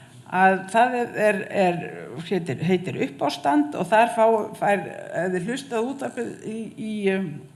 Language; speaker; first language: Icelandic; native; Icelandic